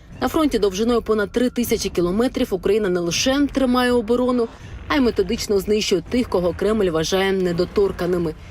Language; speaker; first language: Ukrainian; native; Ukrainian